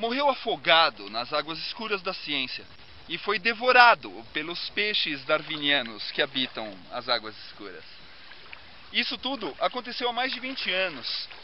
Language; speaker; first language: Portuguese; native; Portuguese